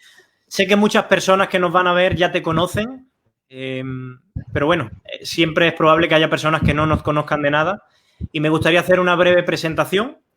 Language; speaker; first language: Spanish; native; Spanish